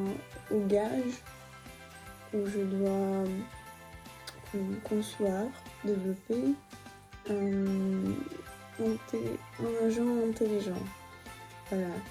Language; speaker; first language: French; non-native, fluent; Russian